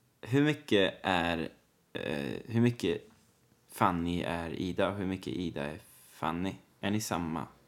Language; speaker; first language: Swedish; native; Swedish